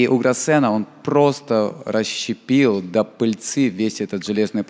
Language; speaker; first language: Russian; native; Russian